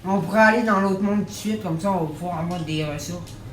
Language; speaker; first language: French; native; French